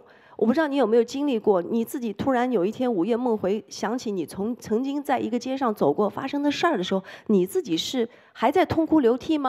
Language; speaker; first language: Chinese; native; Chinese